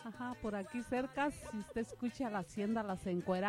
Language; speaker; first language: Spanish; native; Spanish